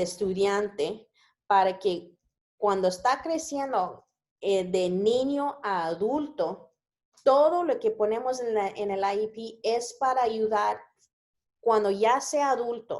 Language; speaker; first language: Spanish; early bilingual, heritage; Spanish